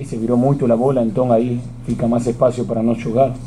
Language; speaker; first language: Portuguese; non-native, fluent; Spanish